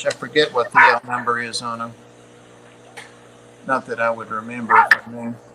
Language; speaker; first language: English; native; English